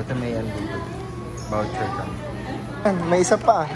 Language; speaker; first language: Filipino; native; Filipino